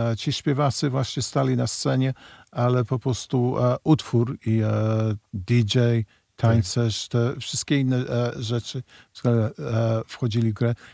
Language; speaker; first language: Polish; early bilingual, heritage; Polish